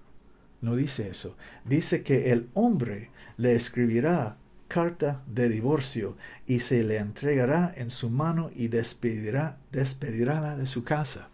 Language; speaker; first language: Spanish; non-native, learner; English